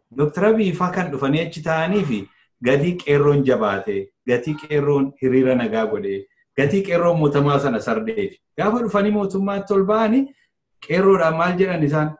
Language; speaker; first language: Oromo; native; Oromo